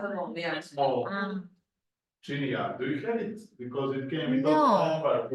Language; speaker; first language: English; non-native, fluent; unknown